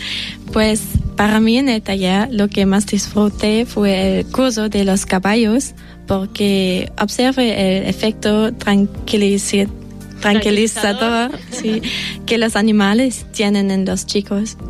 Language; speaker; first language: Spanish; non-native, fluent; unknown